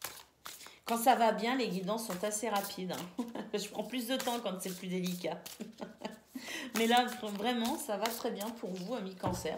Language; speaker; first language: French; native; French